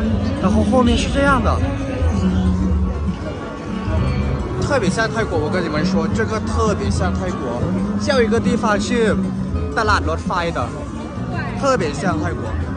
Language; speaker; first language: Chinese; non-native, fluent; Thai